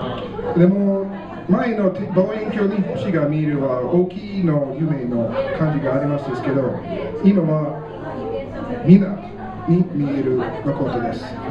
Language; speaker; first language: Japanese; non-native, learner; English